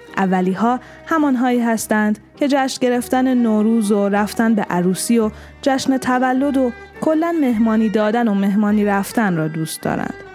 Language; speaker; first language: Persian; non-native, local second language; Armenian